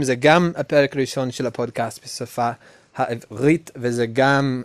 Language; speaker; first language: Hebrew; non-native, learner; English